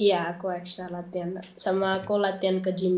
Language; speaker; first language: Indonesian; early bilingual, heritage; Dutch